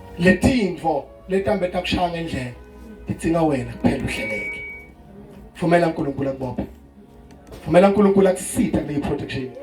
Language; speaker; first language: Zulu; non-native, local second language; Swati